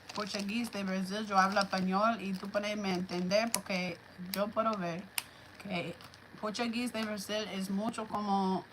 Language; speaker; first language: Spanish; non-native, learner; English